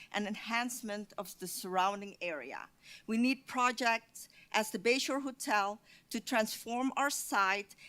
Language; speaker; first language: English; non-native, fluent; Dutch